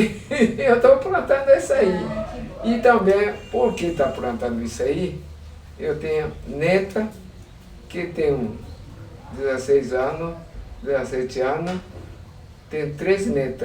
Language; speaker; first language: Portuguese; non-native, learner; Japanese